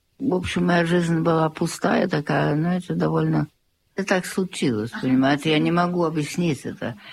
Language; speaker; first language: Russian; early bilingual, heritage; Russian